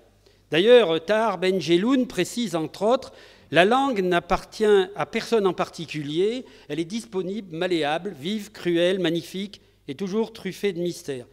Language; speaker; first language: French; native; French